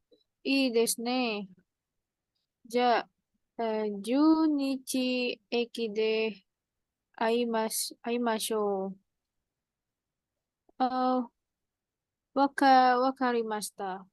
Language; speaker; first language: Japanese; non-native, learner; Indonesian